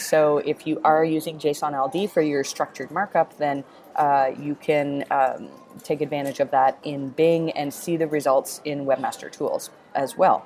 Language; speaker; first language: English; native; English